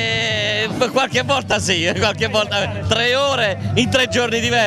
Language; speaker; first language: Italian; native; Italian